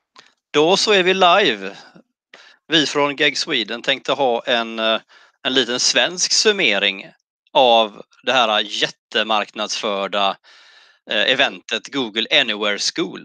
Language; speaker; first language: Swedish; native; Swedish